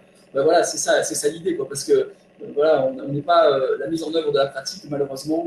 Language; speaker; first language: French; native; French